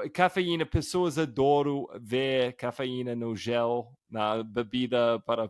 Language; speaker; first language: Portuguese; non-native, fluent; English